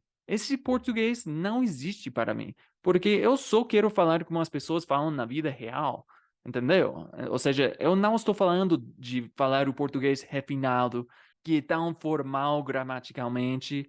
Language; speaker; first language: Portuguese; non-native, fluent; English